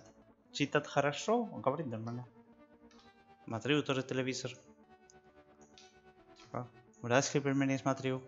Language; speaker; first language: Russian; non-native, learner; Spanish